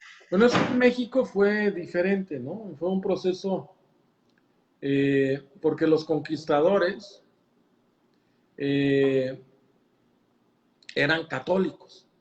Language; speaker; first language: Spanish; native; Spanish